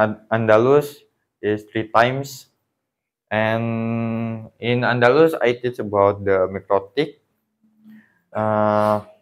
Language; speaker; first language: English; non-native, learner; Indonesian